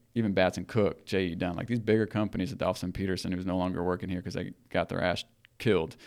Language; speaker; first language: English; native; English